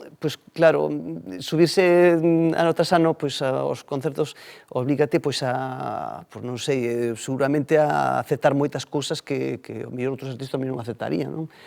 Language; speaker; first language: Galician; native; Galician